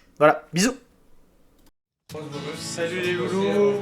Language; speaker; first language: French; native; French